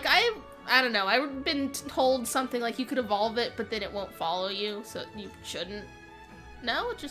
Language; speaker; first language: English; native; English